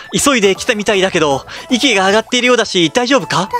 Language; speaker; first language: Japanese; native; Japanese